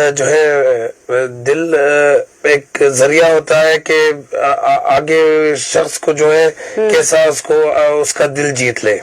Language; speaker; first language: Urdu; non-native, fluent; Arabic